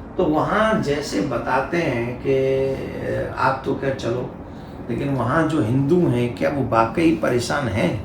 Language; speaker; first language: Hindi; native; Hindi